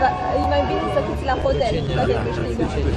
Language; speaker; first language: French; non-native, fluent; Romanian